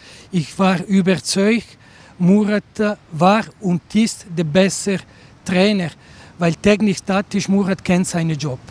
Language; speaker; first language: German; non-native, local second language; Italian